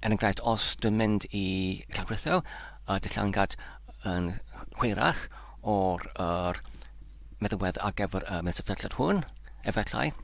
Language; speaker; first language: Welsh; non-native, learner; Polish